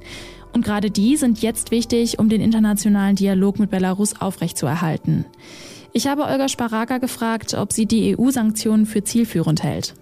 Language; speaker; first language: German; native; German